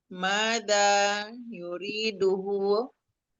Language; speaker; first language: Arabic; non-native, learner; Indonesian